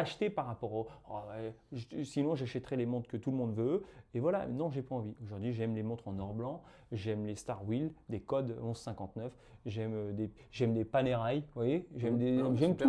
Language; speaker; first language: French; native; French